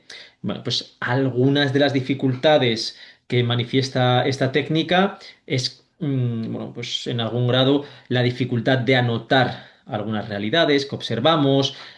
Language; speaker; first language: Spanish; native; Spanish